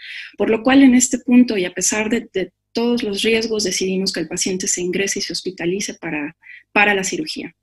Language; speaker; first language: Spanish; native; Spanish